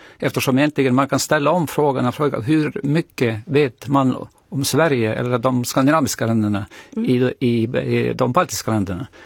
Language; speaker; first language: Swedish; non-native, fluent; Estonian